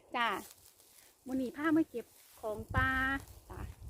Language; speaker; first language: Thai; native; Thai